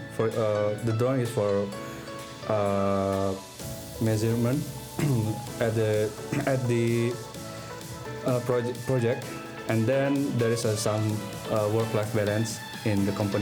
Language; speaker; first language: English; non-native, learner; Indonesian